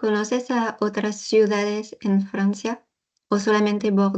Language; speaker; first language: Spanish; non-native, learner; French